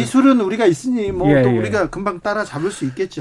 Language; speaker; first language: Korean; native; Korean